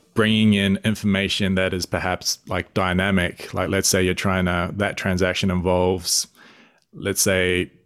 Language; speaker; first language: English; native; English